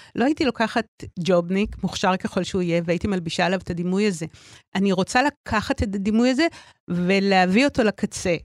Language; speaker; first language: Hebrew; native; Hebrew